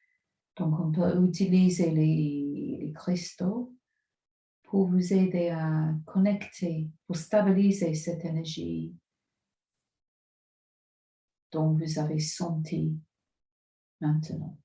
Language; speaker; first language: French; non-native, fluent; English